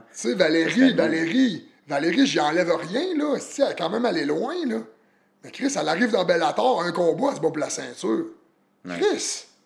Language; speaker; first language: French; native; French